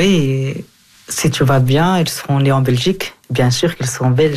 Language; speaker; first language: French; early bilingual, other home language; Persian